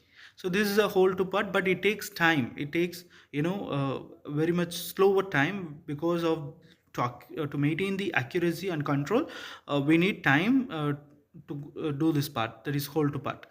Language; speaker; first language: English; non-native, local second language; Tamil